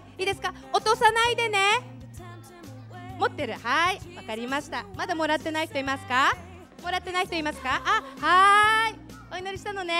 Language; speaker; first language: Japanese; native; Japanese